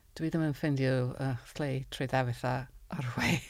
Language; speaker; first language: Welsh; non-native, local second language; English